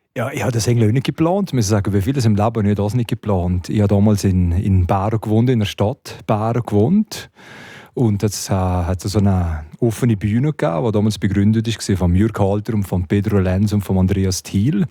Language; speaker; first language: German; native; German